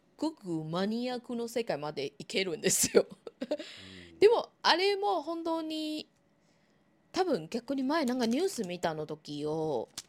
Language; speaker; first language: Japanese; non-native, fluent; Chinese